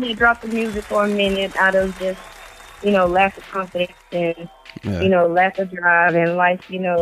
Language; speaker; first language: English; native; English